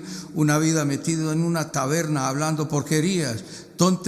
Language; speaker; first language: Spanish; native; Spanish